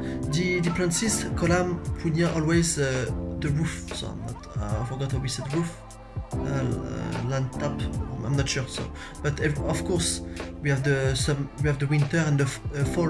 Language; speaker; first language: English; non-native, learner; French